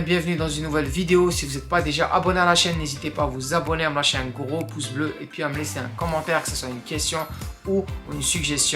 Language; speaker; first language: French; native; French